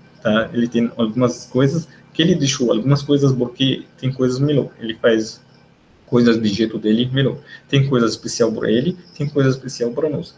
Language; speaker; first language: Portuguese; non-native, fluent; Arabic